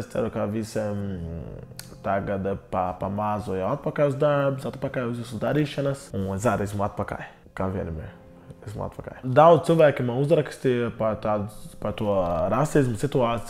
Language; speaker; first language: Latvian; non-native, learner; Portuguese